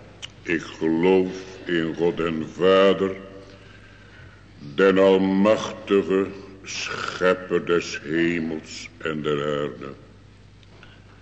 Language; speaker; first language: Dutch; native; Dutch